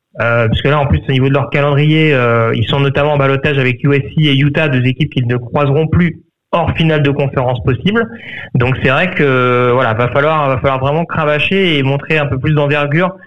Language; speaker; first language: French; native; French